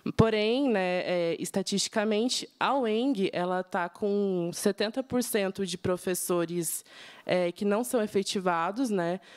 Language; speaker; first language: Portuguese; native; Portuguese